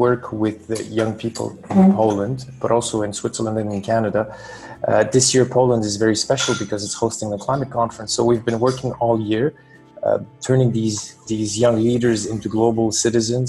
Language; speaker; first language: English; non-native, fluent; French